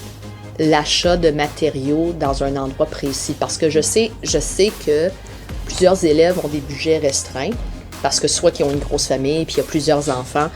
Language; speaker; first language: French; native; French